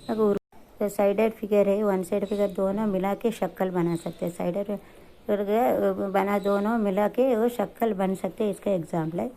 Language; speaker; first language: Hindi; non-native, local second language; Tamil